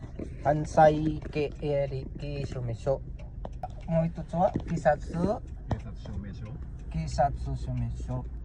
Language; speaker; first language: Japanese; non-native, learner; Filipino